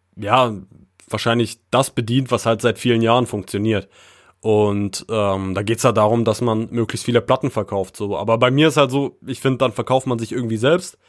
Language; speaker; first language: German; native; German